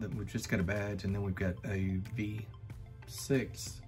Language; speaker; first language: English; native; English